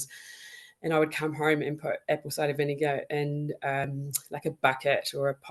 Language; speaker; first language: English; native; English